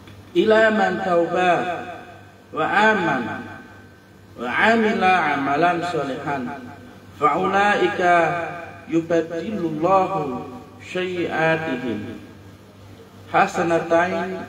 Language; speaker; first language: Indonesian; native; Indonesian